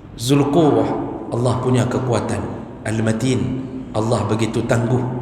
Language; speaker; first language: Malay; non-native, local second language; Achinese